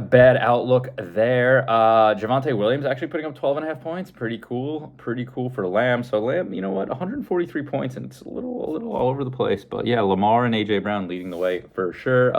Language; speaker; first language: English; native; English